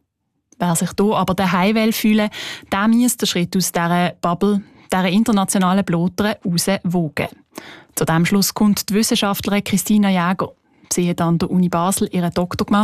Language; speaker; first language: German; native; German